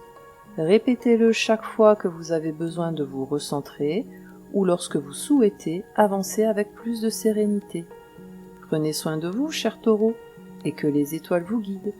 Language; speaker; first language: French; native; French